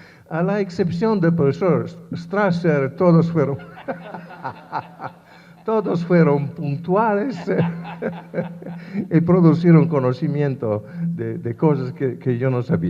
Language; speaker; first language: Spanish; non-native, fluent; Italian